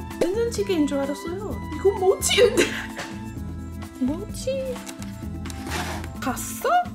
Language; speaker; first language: Korean; non-native, learner; English